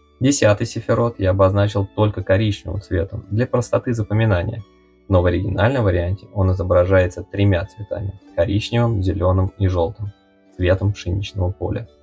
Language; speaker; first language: Russian; native; Russian